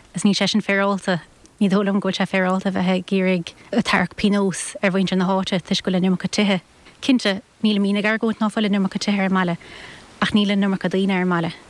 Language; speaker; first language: Irish; native; Irish